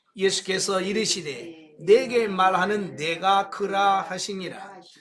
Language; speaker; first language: Korean; native; Korean